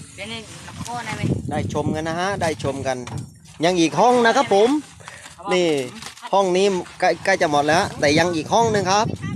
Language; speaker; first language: Thai; native; Thai